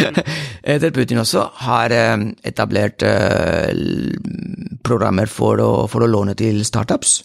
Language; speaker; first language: Swedish; non-native, fluent; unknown